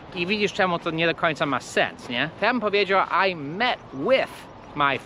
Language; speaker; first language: Polish; non-native, fluent; English